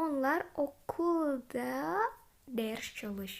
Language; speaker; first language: Turkish; non-native, fluent; Indonesian